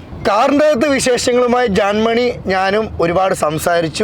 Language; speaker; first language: Malayalam; native; Malayalam